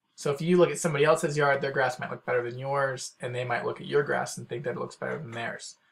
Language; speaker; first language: English; native; English